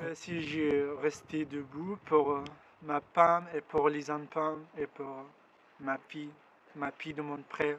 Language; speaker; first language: French; non-native, learner; Pashto